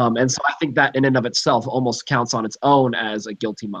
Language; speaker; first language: English; native; English